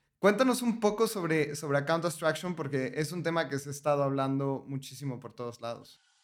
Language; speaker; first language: Spanish; native; Spanish